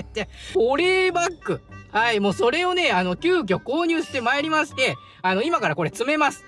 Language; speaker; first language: Japanese; native; Japanese